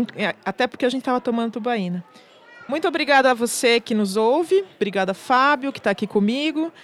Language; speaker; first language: Portuguese; native; Portuguese